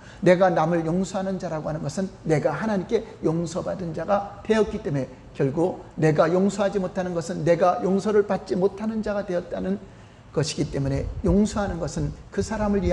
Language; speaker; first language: Korean; native; Korean